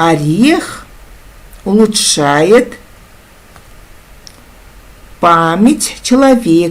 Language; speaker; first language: Russian; non-native, local second language; Kazakh